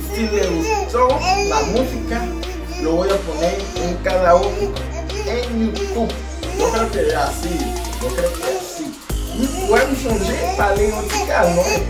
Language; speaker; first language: Spanish; non-native, learner; Haitian Creole